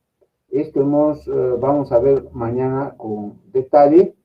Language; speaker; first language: Spanish; native; Spanish